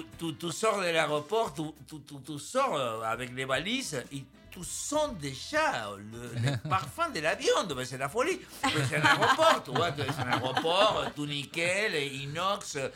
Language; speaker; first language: French; non-native, fluent; Spanish